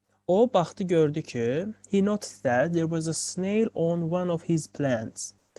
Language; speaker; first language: English; non-native, fluent; Azerbaijani